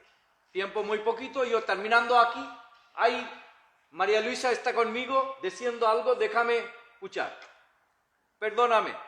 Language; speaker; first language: Spanish; non-native, learner; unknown